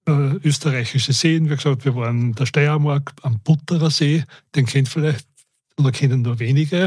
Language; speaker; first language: German; native; German